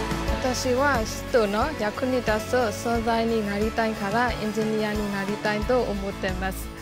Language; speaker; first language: Japanese; non-native, fluent; Burmese